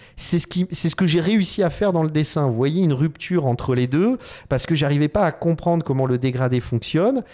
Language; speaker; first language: French; native; French